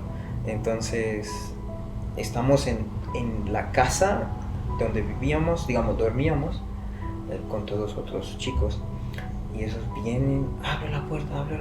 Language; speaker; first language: Spanish; non-native, fluent; Persian